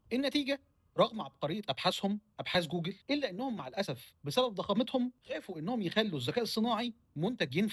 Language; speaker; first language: Arabic; native; Arabic